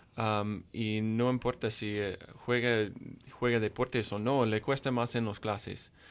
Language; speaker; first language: Spanish; non-native, fluent; English